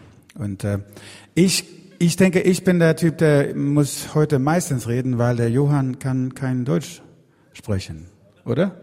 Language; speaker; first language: German; non-native, fluent; Swedish